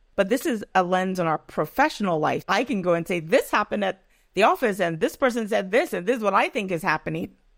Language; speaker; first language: English; non-native, local second language; Yoruba